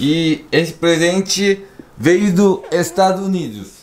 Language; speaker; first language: Portuguese; non-native, fluent; Korean